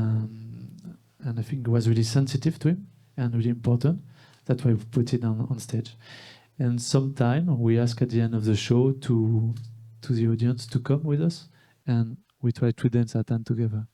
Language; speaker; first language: English; non-native, learner; French